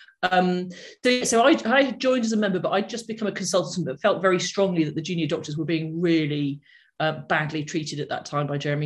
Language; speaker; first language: English; native; English